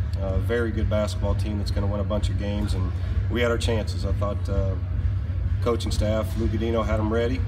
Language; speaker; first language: English; native; English